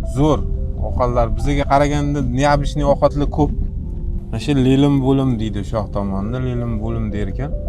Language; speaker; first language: Uzbek; native; Uzbek